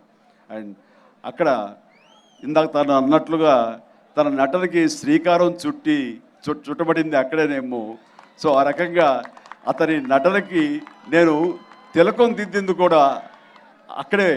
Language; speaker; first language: Telugu; native; Telugu